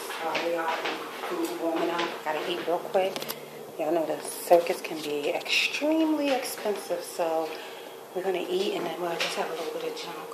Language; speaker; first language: English; native; English